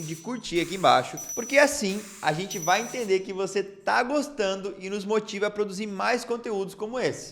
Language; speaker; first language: Portuguese; native; Portuguese